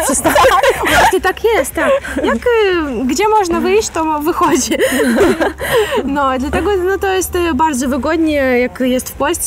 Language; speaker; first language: Polish; non-native, fluent; Ukrainian